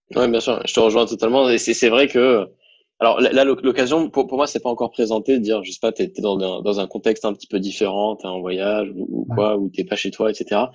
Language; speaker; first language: French; native; French